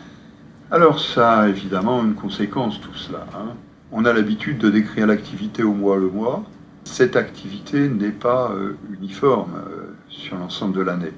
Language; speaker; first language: French; native; French